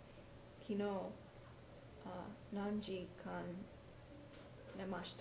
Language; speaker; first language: Japanese; non-native, learner; English